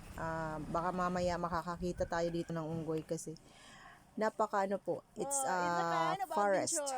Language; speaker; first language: Filipino; non-native, local second language; Cebuano